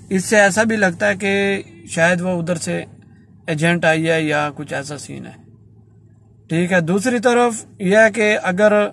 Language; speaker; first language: Urdu; non-native, local second language; Punjabi